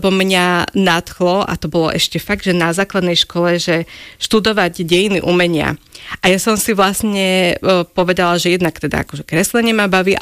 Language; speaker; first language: Slovak; native; Slovak